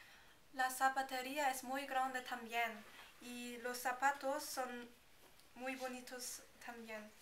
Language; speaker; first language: Spanish; non-native, learner; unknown